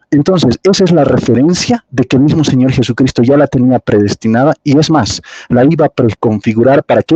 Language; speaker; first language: Spanish; native; Spanish